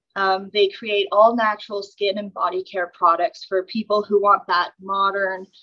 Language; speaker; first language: English; native; English